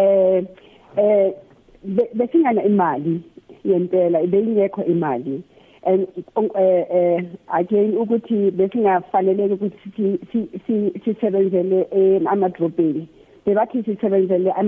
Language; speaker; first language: English; non-native, local second language; Tswana